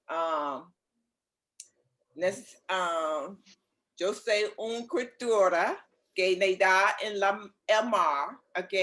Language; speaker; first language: Spanish; non-native, learner; English